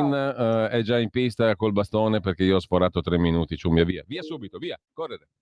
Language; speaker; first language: Italian; native; Italian